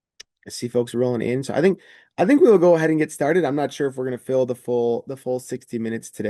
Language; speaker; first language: English; native; English